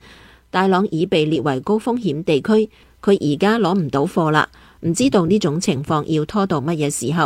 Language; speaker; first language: Chinese; non-native, local second language; Cantonese